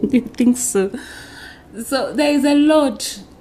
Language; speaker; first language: English; non-native, local second language; Zulu